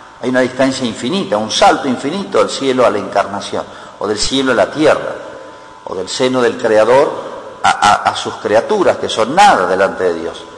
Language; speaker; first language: Spanish; native; Spanish